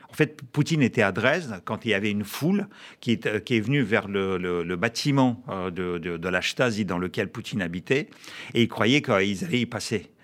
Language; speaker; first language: French; non-native, fluent; Russian